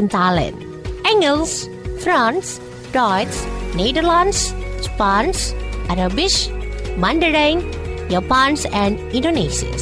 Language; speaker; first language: Dutch; non-native, fluent; Indonesian